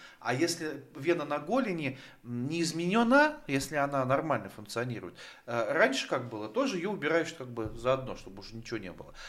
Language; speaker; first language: Russian; native; Russian